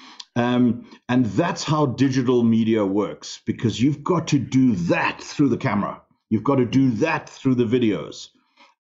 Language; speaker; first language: English; non-native, local second language; German